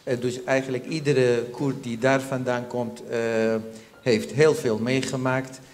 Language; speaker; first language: Dutch; non-native, fluent; Central Kurdish